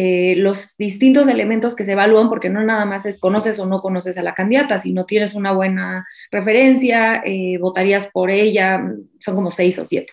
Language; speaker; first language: Spanish; native; Spanish